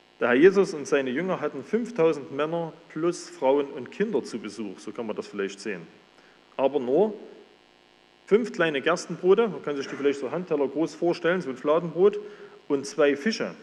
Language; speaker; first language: German; native; German